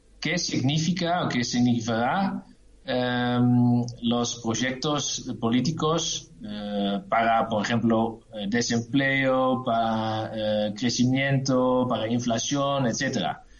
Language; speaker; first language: Spanish; non-native, learner; Dutch